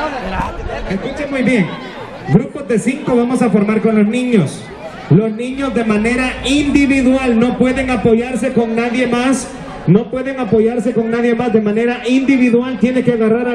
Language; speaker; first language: Spanish; native; Spanish